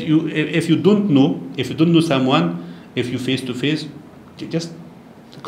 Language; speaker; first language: English; non-native, learner; Persian